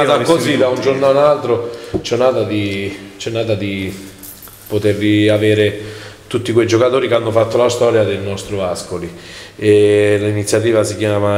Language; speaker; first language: Italian; native; Italian